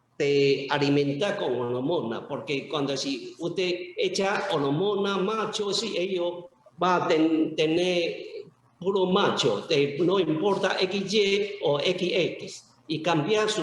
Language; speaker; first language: Spanish; non-native, learner; Chinese